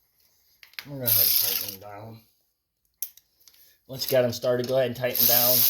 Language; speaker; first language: English; native; English